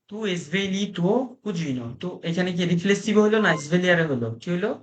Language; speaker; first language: Italian; non-native, fluent; Bangla